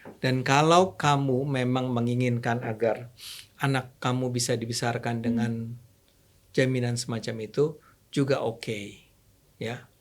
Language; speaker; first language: Indonesian; native; Indonesian